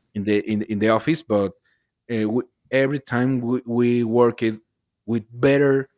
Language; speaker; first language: English; non-native, learner; Spanish